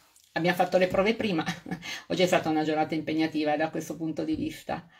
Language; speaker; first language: Italian; native; Italian